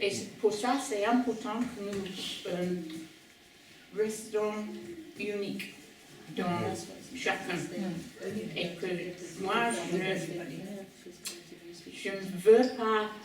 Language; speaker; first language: French; non-native, learner; English